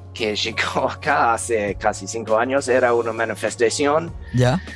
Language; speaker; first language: Spanish; non-native, fluent; English